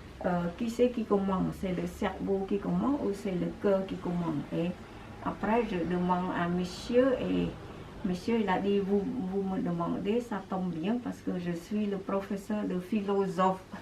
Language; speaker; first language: French; non-native, fluent; Khmer